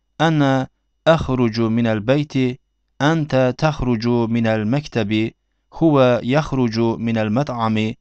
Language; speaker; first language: Arabic; non-native, fluent; Turkish